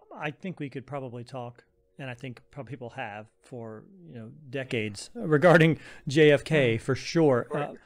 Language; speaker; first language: English; native; English